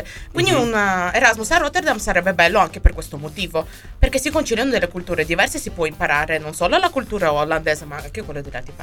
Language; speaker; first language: Italian; native; Italian